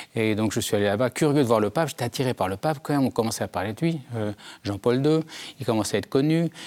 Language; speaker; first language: French; native; French